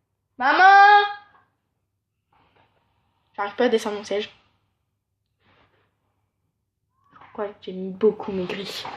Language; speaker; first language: French; native; French